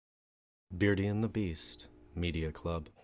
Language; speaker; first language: English; native; English